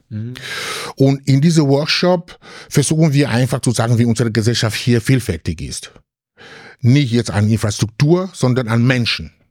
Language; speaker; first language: German; non-native, fluent; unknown